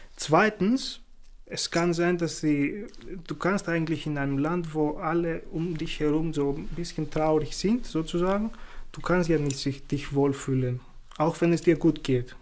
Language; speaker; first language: German; non-native, fluent; Greek